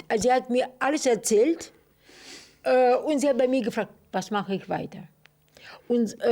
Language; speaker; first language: German; non-native, fluent; Russian